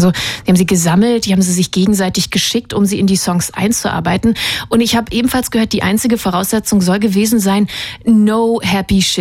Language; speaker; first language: German; native; German